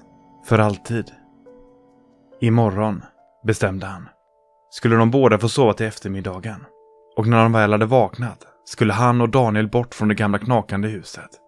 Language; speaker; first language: Swedish; native; Swedish